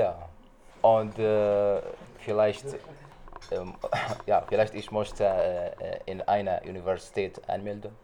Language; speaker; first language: German; non-native, learner; Arabic